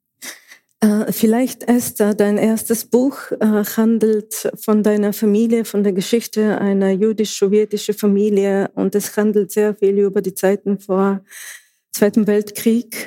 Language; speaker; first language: German; non-native, fluent; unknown